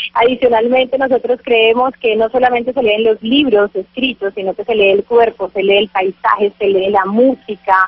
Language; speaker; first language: Spanish; native; Spanish